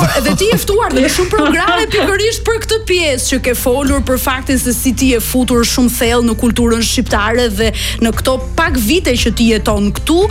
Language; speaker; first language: Albanian; native; Albanian